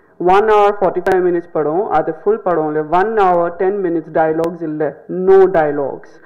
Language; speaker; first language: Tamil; non-native, fluent; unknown